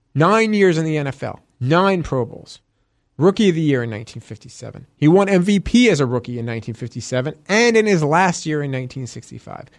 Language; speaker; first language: English; native; English